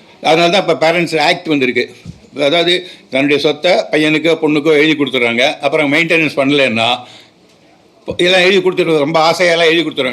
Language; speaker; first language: Tamil; native; Tamil